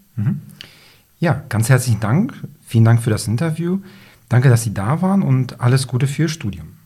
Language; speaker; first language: German; native; German